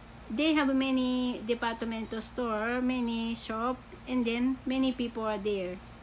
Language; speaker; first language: English; non-native, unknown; Japanese